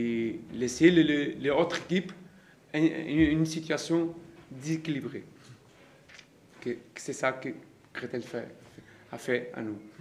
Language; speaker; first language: French; non-native, learner; Portuguese